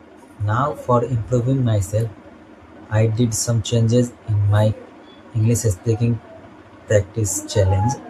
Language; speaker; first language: English; non-native, learner; Hindi